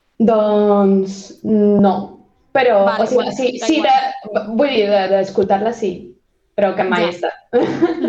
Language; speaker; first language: Catalan; non-native, local second language; Spanish